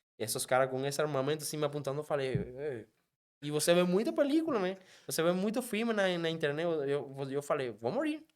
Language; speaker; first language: Portuguese; non-native, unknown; Spanish